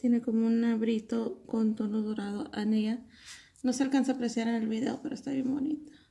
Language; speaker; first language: Spanish; early bilingual, heritage; Spanish